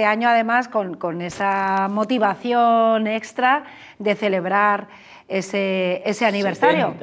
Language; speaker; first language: Spanish; native; Spanish